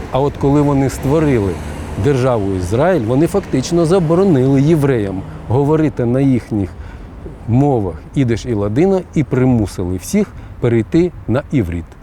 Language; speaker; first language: Ukrainian; non-native, local second language; Russian